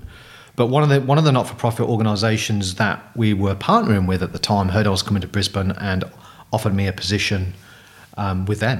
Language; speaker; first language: English; native; English